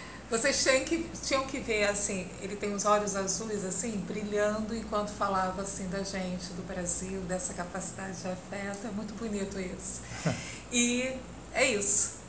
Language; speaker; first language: Portuguese; native; Portuguese